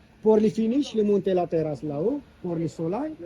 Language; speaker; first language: French; non-native, learner; Arabic